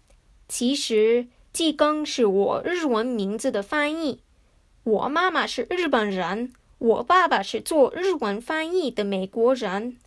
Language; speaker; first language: Chinese; non-native, fluent; Japanese